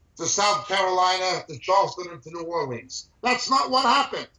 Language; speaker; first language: English; native; English